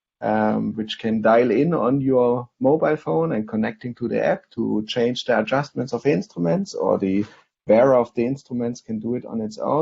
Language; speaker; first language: English; non-native, fluent; German